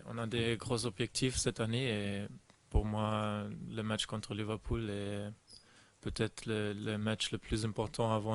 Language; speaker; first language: French; non-native, fluent; German